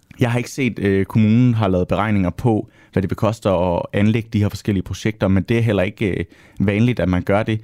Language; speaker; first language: Danish; native; Danish